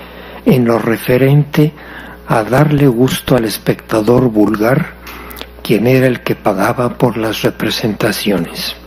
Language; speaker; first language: Spanish; native; Spanish